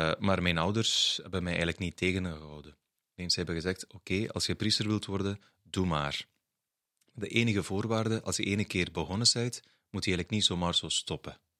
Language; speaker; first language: Dutch; non-native, fluent; Tamil